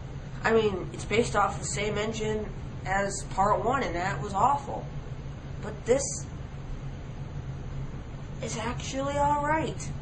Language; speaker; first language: English; native; English